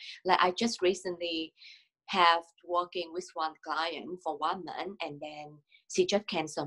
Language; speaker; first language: English; non-native, learner; Vietnamese